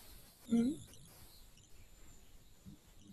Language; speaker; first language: English; non-native, fluent; Vietnamese